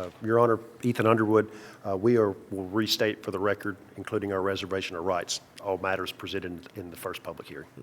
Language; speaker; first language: English; native; English